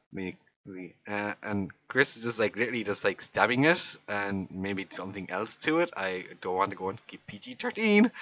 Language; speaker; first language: English; native; English